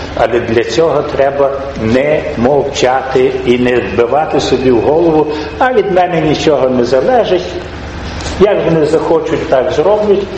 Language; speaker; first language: Ukrainian; native; Ukrainian